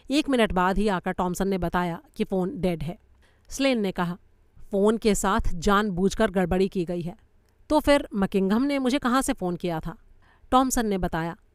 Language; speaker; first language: Hindi; native; Hindi